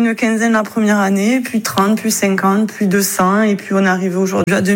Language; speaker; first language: French; native; French